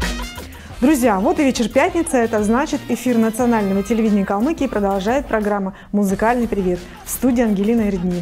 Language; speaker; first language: Russian; native; Russian